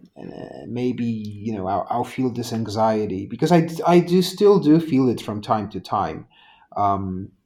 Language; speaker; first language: English; non-native, fluent; Polish